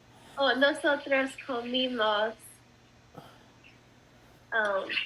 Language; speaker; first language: Spanish; non-native, learner; English